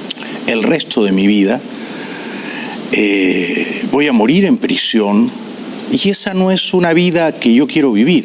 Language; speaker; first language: Spanish; native; Spanish